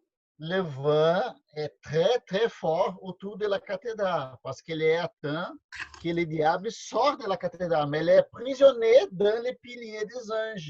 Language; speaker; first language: French; non-native, learner; Portuguese